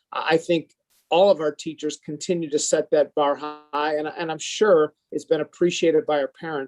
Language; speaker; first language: English; native; English